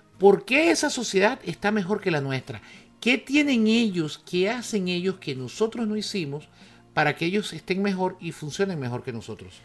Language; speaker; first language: Spanish; native; Spanish